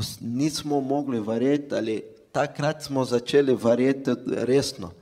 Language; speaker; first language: Slovenian; non-native, fluent; Portuguese